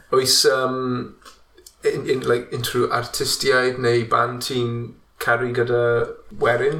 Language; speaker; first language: Welsh; non-native, local second language; English